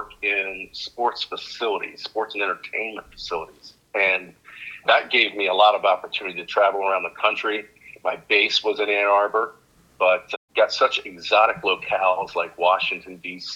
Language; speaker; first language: English; native; English